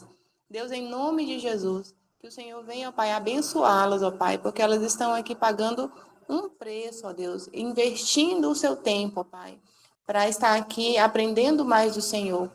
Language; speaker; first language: Portuguese; native; Portuguese